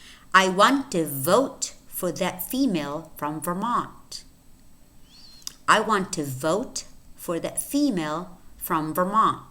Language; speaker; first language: English; non-native, fluent; Spanish